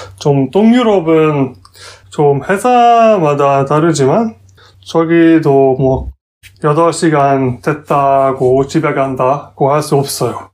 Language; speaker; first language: Korean; non-native, fluent; Hungarian